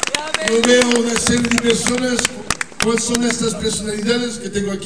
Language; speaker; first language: Spanish; non-native, fluent; Italian